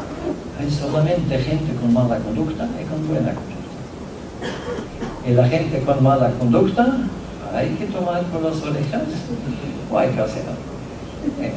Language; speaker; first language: Spanish; non-native, fluent; Norwegian